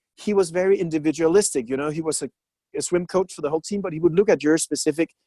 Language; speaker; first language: English; non-native, fluent; Danish